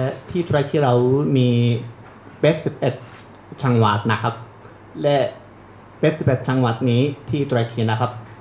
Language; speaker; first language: Thai; non-native, learner; Turkish